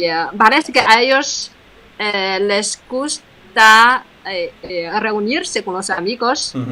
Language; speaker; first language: Spanish; non-native, fluent; Chinese